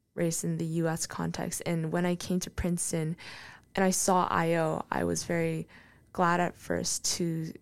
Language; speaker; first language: English; non-native, fluent; Korean